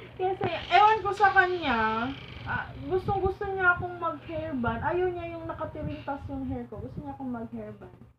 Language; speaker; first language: Filipino; non-native, local second language; Cebuano